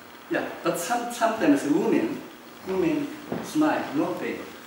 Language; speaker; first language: English; non-native, learner; Japanese